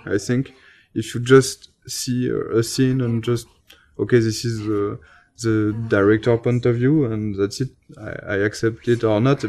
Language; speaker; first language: English; non-native, fluent; French